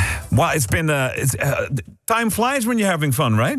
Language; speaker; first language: English; non-native, fluent; Dutch